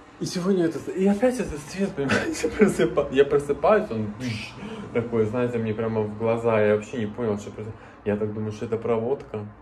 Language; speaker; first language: Russian; native; Russian